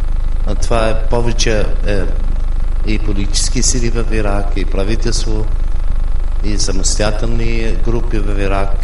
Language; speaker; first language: Bulgarian; non-native, fluent; Arabic